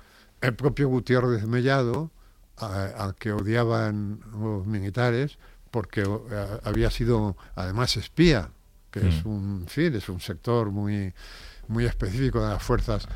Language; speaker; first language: Spanish; native; Spanish